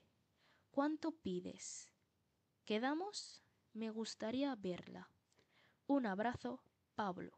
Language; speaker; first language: Spanish; non-native, fluent; Bangla